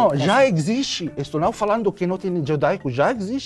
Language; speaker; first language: Portuguese; non-native, learner; Arabic